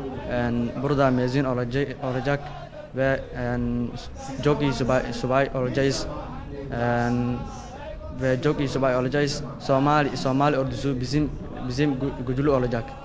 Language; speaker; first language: Turkish; non-native, learner; Somali